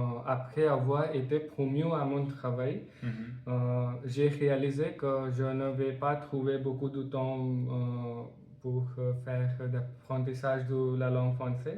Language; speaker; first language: French; non-native, learner; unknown